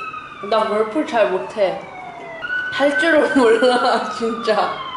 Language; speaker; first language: Korean; early bilingual, heritage; Korean